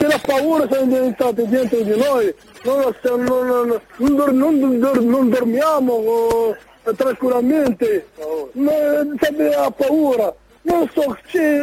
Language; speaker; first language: Italian; non-native, learner; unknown